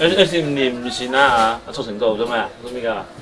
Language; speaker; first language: Chinese; native; Chinese